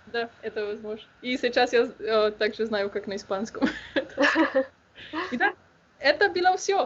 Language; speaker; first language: Russian; non-native, learner; Slovenian